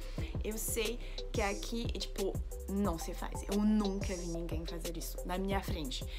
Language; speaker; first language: Portuguese; non-native, fluent; French